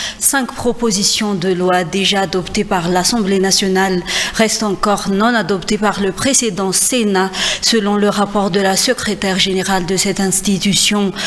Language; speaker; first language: French; non-native, local second language; Malagasy